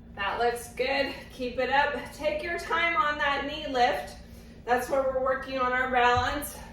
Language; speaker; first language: English; native; English